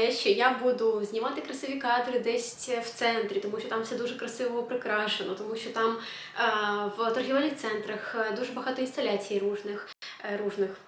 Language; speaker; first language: Ukrainian; native; Ukrainian